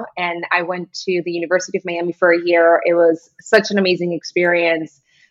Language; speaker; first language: English; non-native, fluent; Spanish